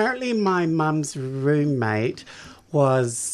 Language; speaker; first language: English; native; English